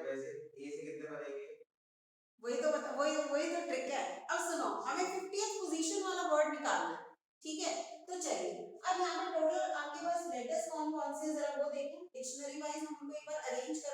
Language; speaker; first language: Hindi; native; Hindi